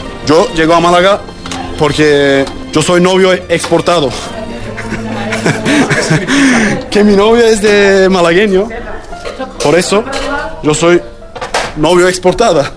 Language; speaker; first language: Spanish; non-native, learner; Turkish